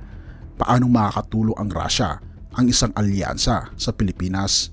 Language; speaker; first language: Filipino; native; Filipino